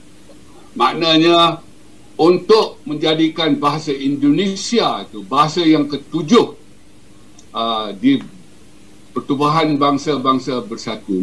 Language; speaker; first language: Malay; native; Malay